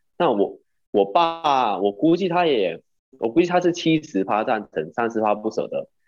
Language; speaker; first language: Chinese; non-native, local second language; Cantonese